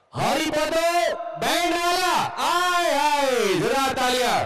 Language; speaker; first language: Hindi; non-native, local second language; Bangla